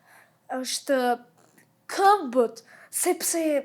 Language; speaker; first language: Albanian; early bilingual, heritage; Albanian